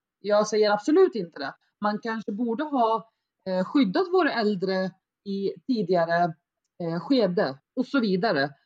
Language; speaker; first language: Swedish; early bilingual, other home language; Arabic